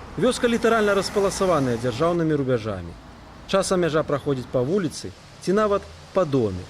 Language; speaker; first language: Belarusian; native; Belarusian